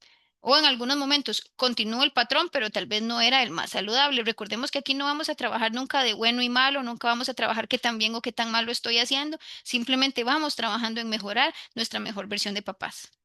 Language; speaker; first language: Spanish; native; Spanish